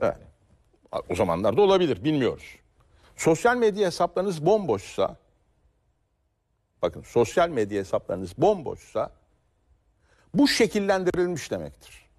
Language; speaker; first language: Turkish; native; Turkish